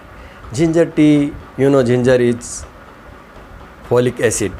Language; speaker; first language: English; non-native, learner; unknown